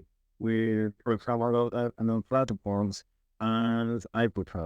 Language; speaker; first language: English; non-native, learner; Spanish